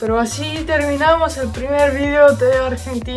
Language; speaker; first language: Spanish; non-native, fluent; Estonian